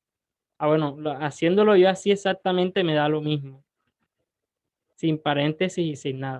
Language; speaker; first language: Spanish; native; Spanish